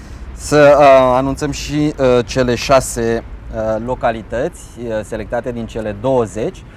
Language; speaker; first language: Romanian; native; Romanian